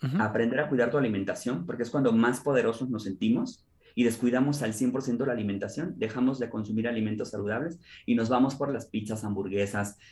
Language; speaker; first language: Spanish; native; Spanish